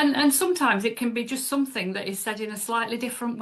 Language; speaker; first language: English; native; English